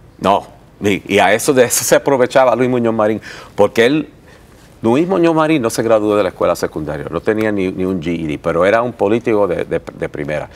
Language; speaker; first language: Spanish; early bilingual, heritage; Spanish